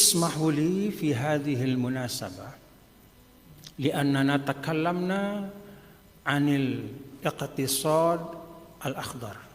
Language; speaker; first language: Arabic; non-native, fluent; Indonesian